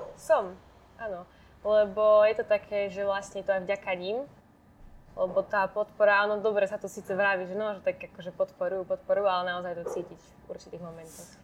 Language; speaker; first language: Slovak; native; Slovak